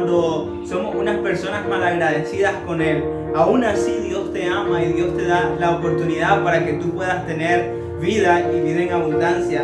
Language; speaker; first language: Spanish; native; Spanish